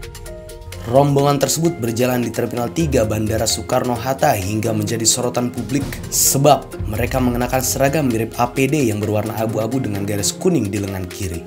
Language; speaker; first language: Indonesian; native; Indonesian